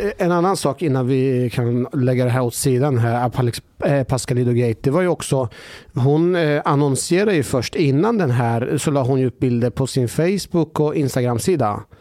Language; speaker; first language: Swedish; early bilingual, other home language; Persian